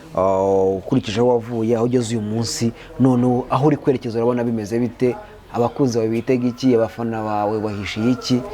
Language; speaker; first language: Kinyarwanda; native; Kinyarwanda